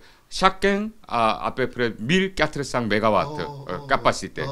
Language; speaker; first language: French; non-native, fluent; Korean